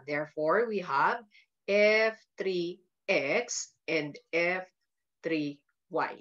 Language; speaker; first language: English; non-native, local second language; Filipino